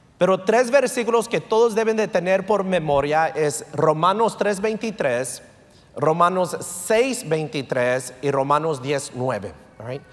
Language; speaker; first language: Spanish; early bilingual, heritage; Spanish